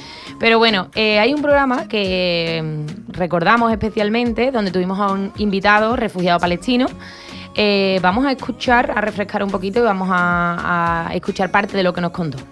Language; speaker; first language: Spanish; native; Spanish